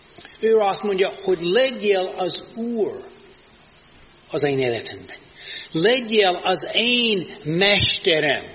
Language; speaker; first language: Hungarian; non-native, fluent; English